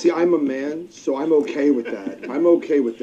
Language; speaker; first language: English; native; English